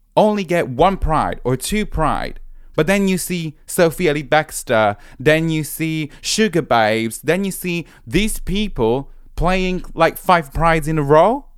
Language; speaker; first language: English; non-native, fluent; Italian